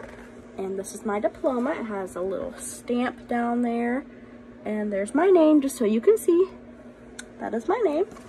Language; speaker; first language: English; native; English